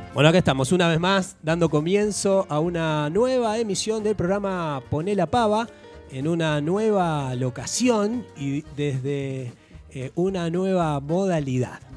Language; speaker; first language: Spanish; native; Spanish